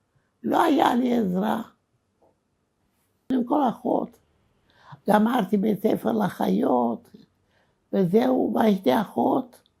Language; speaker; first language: Hebrew; non-native, fluent; Romanian